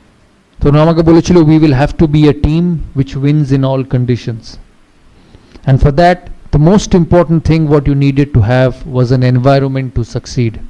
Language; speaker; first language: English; non-native, local second language; Bangla